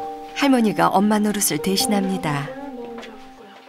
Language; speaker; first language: Korean; native; Korean